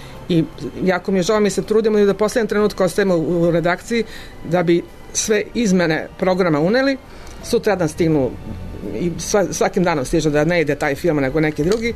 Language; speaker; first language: Serbian; native; Serbian